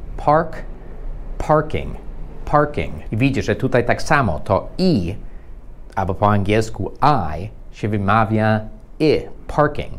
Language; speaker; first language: Polish; non-native, fluent; English